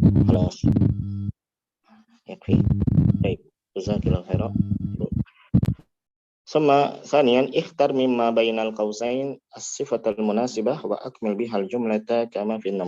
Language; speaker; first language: Arabic; non-native, fluent; Indonesian